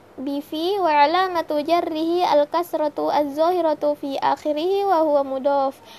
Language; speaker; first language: Arabic; non-native, learner; Indonesian